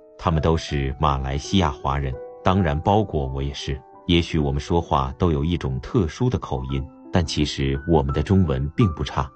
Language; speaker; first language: Chinese; native; Chinese